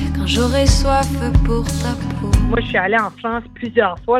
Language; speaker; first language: French; native; French